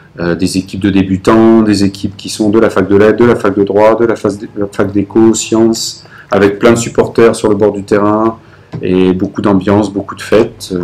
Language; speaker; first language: French; native; French